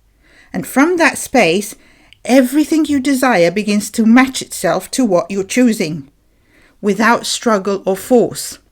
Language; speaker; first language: English; native; English